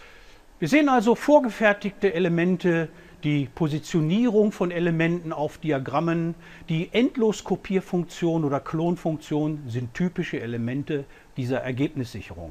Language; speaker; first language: German; native; German